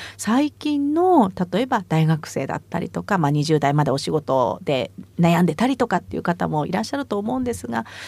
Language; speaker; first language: Japanese; native; Japanese